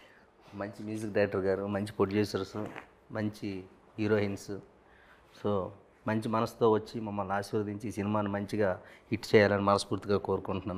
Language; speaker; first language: Telugu; native; Telugu